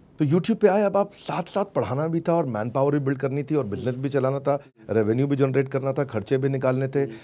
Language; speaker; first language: Hindi; native; Hindi